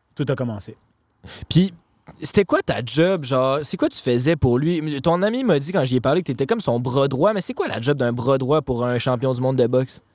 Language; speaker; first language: French; native; French